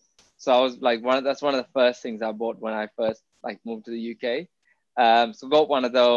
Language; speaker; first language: English; non-native, local second language; Tamil